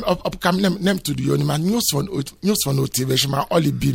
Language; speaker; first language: Hungarian; non-native, fluent; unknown